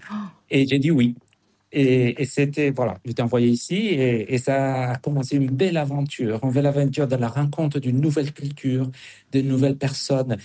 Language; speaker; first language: French; non-native, fluent; Spanish